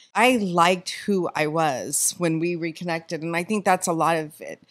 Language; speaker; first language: English; native; English